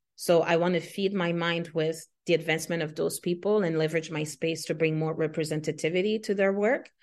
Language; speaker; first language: English; non-native, fluent; Haitian Creole